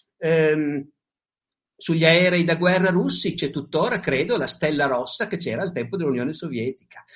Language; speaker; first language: Italian; native; Italian